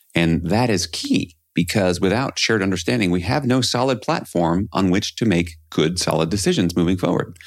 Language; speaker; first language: English; native; English